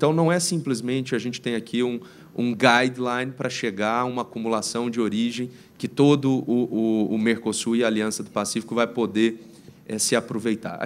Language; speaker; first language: Portuguese; native; Portuguese